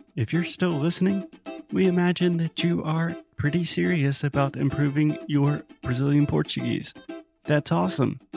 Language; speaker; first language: English; native; English